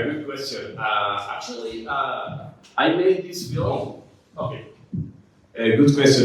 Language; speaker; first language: English; non-native, learner; Spanish